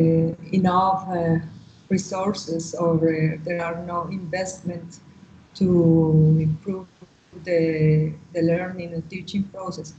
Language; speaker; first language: English; non-native, learner; Spanish